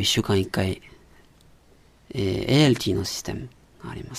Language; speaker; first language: Japanese; non-native, learner; French